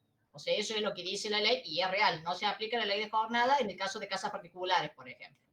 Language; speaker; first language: Spanish; native; Spanish